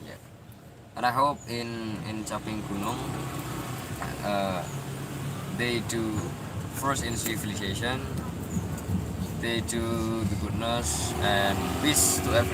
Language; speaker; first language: English; non-native, learner; Indonesian